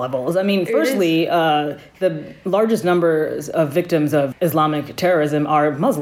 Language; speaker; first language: English; non-native, local second language; Akan